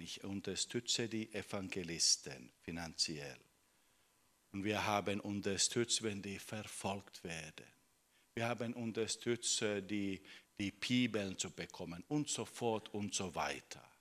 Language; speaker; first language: German; non-native, fluent; Finnish